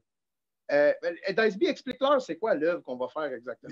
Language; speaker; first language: French; native; French